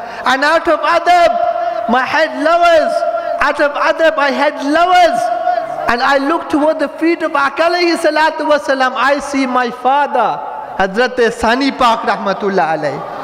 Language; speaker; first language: English; native; English